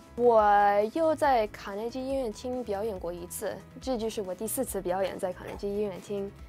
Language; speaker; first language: Chinese; early bilingual, heritage; Chinese